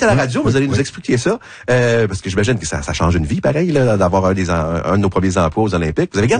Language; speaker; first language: French; native; French